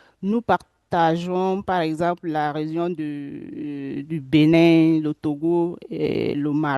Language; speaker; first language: French; non-native, local second language; Susu